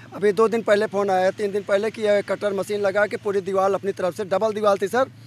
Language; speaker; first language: Hindi; native; Hindi